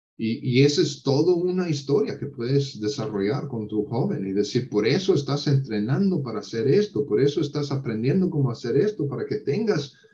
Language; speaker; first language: Spanish; non-native, fluent; English